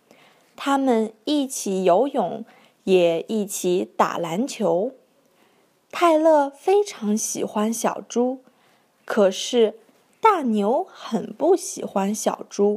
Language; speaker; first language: Chinese; non-native, learner; English